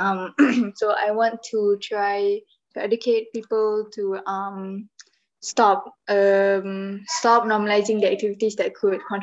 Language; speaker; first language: English; non-native, local second language; Malay